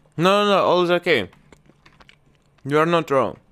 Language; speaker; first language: English; non-native, learner; Russian